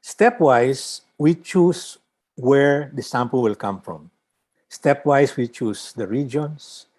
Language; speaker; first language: English; non-native, local second language; Filipino